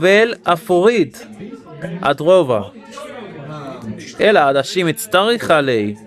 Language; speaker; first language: Hebrew; non-native, fluent; English